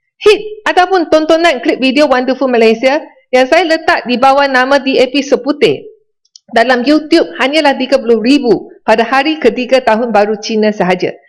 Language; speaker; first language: Malay; non-native, local second language; Chinese